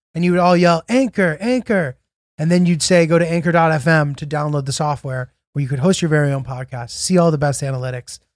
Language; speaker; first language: English; early bilingual, other home language; Italian